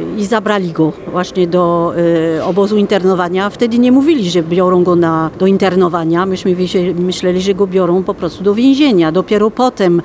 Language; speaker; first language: Polish; non-native, fluent; French